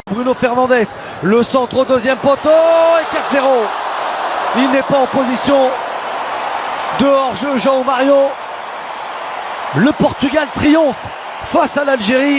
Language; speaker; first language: French; native; French